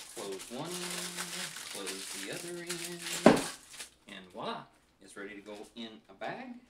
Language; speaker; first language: English; native; English